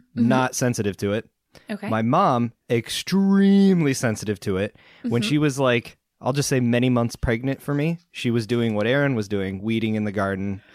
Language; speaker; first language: English; native; English